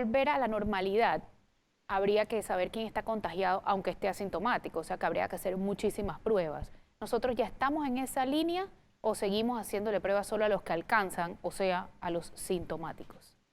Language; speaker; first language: Spanish; native; Spanish